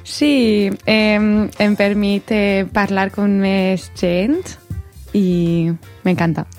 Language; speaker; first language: Catalan; non-native, learner; French